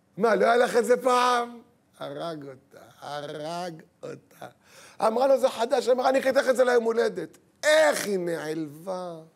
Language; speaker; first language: Hebrew; native; Hebrew